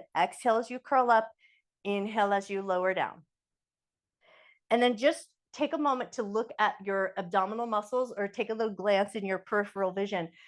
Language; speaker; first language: English; native; English